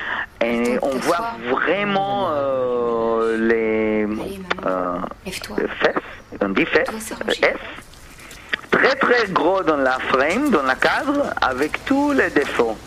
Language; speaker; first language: French; non-native, learner; Hebrew